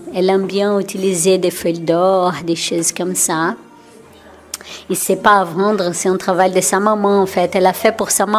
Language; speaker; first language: French; non-native, fluent; Portuguese